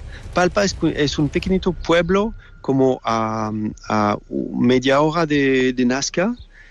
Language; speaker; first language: Spanish; non-native, fluent; French